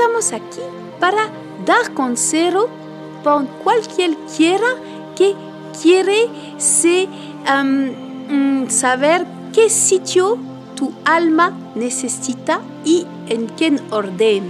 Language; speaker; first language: Spanish; non-native, learner; French